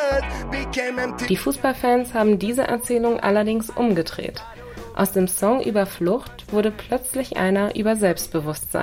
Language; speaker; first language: German; native; German